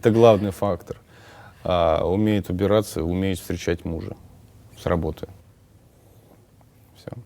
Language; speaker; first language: Russian; native; Russian